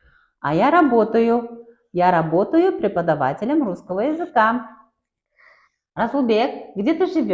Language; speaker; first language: Russian; non-native, local second language; Kara-Kalpak